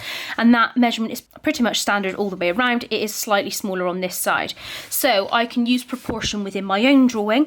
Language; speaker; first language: English; native; English